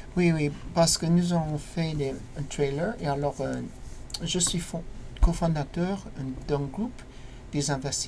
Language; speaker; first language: French; non-native, learner; English